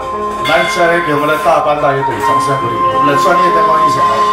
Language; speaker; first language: Chinese; non-native, local second language; Min Nan Chinese